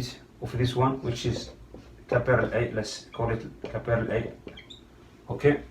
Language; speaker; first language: English; non-native, fluent; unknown